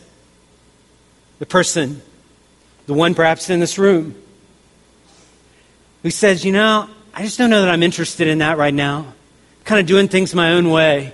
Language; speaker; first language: English; native; English